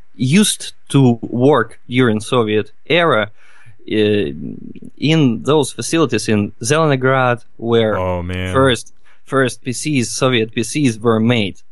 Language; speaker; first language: English; non-native, fluent; Russian